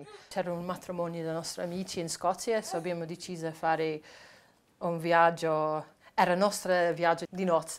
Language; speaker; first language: Italian; non-native, learner; English